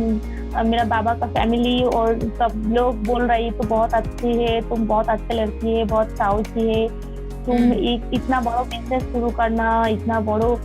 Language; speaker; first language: Hindi; non-native, local second language; Bangla